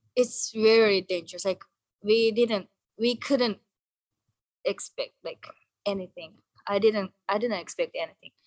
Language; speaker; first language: English; non-native, learner; Japanese